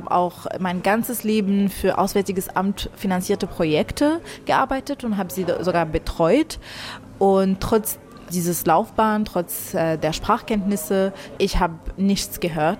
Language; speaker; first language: German; non-native, fluent; Arabic